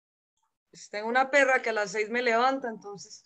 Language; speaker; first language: Spanish; native; Spanish